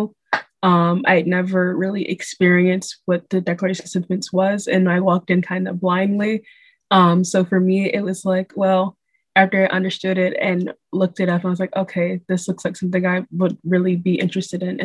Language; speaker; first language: English; native; English